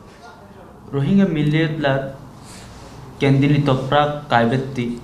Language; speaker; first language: Turkish; non-native, learner; Bangla